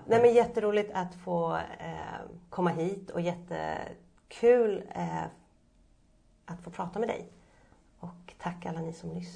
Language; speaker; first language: Swedish; native; Swedish